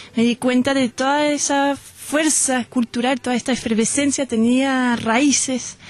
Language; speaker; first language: Spanish; non-native, fluent; French